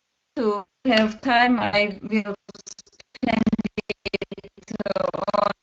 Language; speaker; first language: English; non-native, learner; Armenian